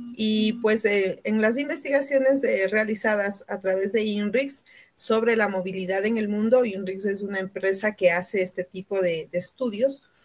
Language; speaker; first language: Spanish; native; Spanish